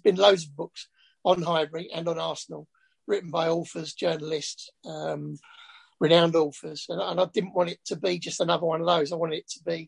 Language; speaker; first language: English; native; English